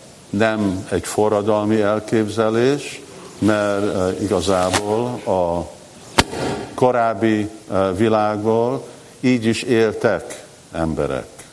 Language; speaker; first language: Hungarian; early bilingual, heritage; Hungarian